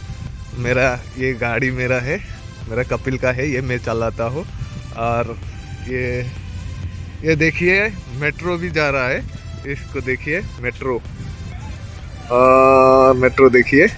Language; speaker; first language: Hindi; non-native, local second language; Assamese